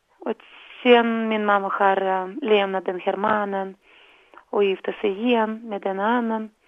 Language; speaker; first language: Swedish; non-native, fluent; Russian